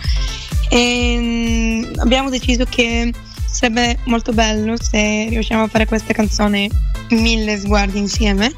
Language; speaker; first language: Italian; non-native, fluent; Bulgarian